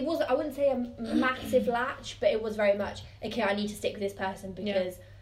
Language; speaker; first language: English; native; English